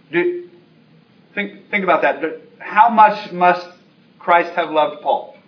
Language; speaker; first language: English; native; English